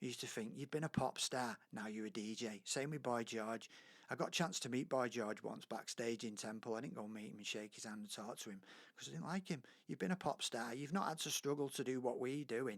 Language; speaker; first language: English; native; English